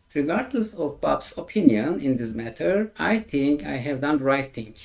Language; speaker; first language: English; non-native, fluent; Turkish